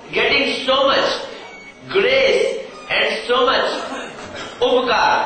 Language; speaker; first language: English; non-native, local second language; Hindi